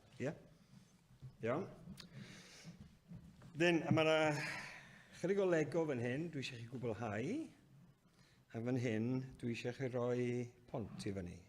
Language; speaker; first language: Welsh; native; Welsh